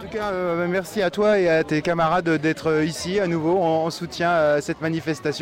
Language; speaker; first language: French; native; French